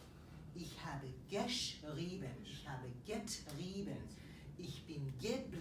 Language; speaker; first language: German; non-native, fluent; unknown